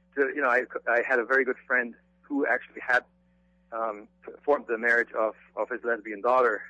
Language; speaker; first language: English; non-native, fluent; German